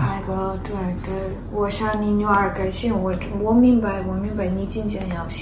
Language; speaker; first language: Chinese; non-native, learner; Ukrainian